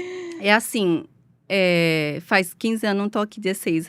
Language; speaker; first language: Portuguese; non-native, learner; Chinese